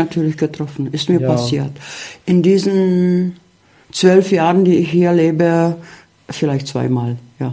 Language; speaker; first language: German; early bilingual, heritage; Czech